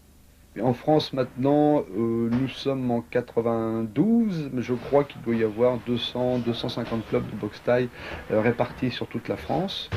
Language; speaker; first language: French; native; French